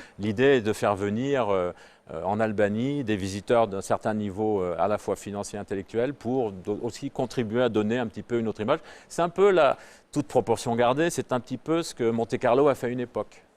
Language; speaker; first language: French; native; French